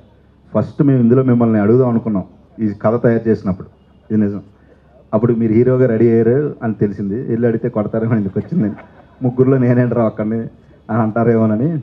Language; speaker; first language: Telugu; native; Telugu